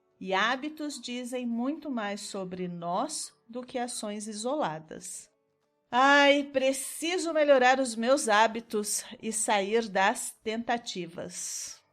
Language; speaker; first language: Portuguese; native; Portuguese